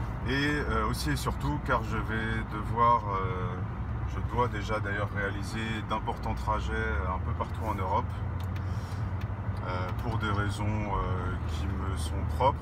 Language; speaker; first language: French; native; French